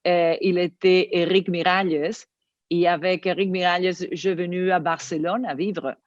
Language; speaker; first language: French; non-native, learner; Italian